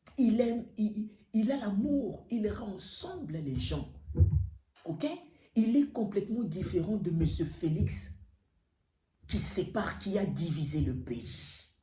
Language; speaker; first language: French; non-native, local second language; Lingala